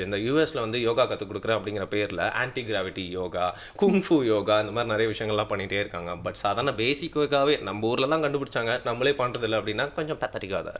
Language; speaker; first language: Tamil; native; Tamil